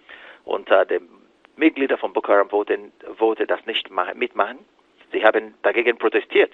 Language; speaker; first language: German; non-native, fluent; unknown